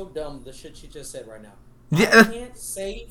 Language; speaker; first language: English; native; English